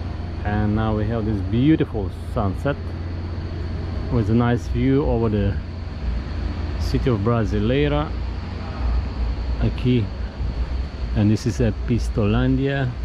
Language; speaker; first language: English; non-native, fluent; Russian